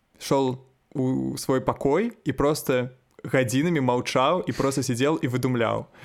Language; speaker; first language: Belarusian; native; Belarusian